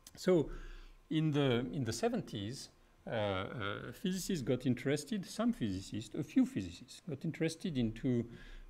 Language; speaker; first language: English; non-native, fluent; French